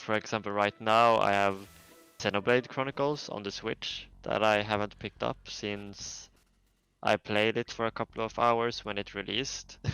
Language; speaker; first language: English; non-native, fluent; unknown